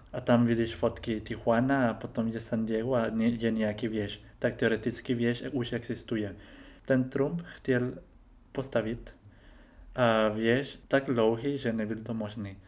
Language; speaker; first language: Czech; non-native, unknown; Spanish